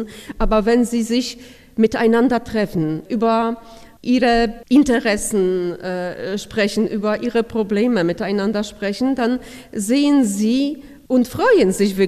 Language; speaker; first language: German; non-native, fluent; Polish